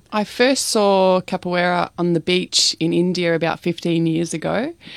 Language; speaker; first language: English; native; English